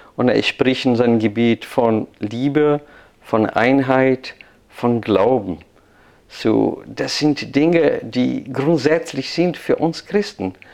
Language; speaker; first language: German; non-native, fluent; Portuguese